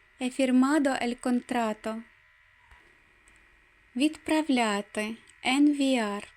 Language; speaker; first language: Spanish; non-native, fluent; Ukrainian